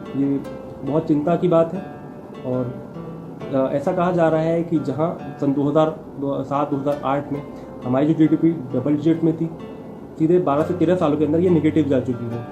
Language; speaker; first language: Hindi; non-native, local second language; Marathi